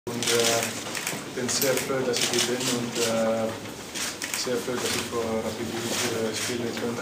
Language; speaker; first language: German; non-native, learner; Dutch